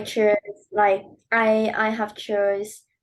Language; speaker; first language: English; non-native, learner; Vietnamese